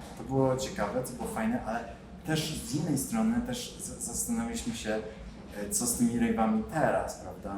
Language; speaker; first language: Polish; non-native, learner; English